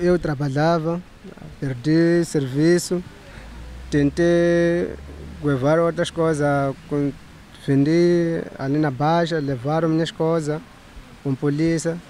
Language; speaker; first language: Portuguese; non-native, local second language; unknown